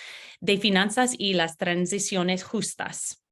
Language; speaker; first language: Spanish; non-native, learner; English